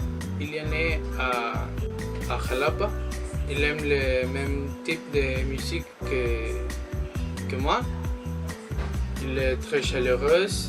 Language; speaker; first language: French; non-native, learner; Spanish